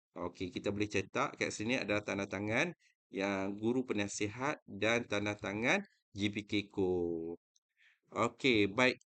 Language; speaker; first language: Malay; native; Malay